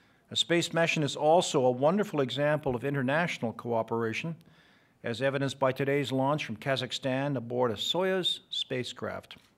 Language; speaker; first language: English; native; English